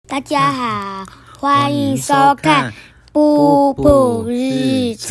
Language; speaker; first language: Chinese; native; Chinese